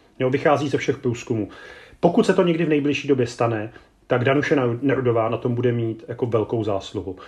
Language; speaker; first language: Czech; native; Czech